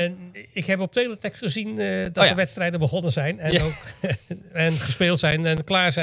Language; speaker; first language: Dutch; native; Dutch